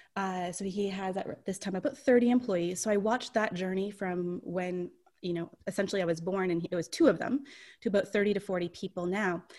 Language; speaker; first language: English; native; English